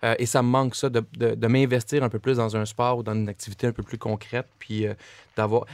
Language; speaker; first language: French; native; French